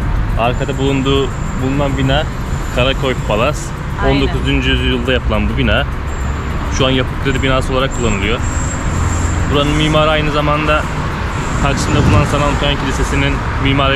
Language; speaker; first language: Turkish; native; Turkish